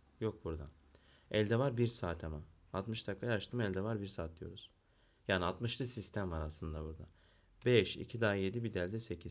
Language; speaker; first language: Turkish; native; Turkish